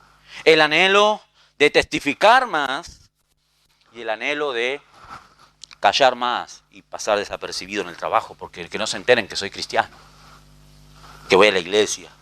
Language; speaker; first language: Spanish; native; Spanish